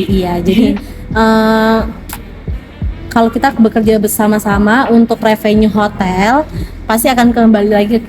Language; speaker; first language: Indonesian; native; Indonesian